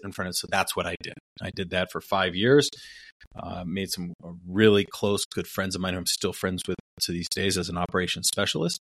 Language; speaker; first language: English; early bilingual, other home language; Spanish